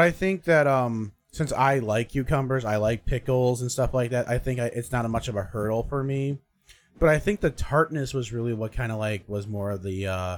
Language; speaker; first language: English; native; English